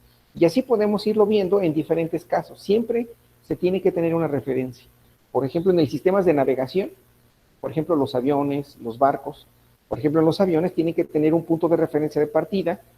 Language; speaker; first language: Spanish; native; Spanish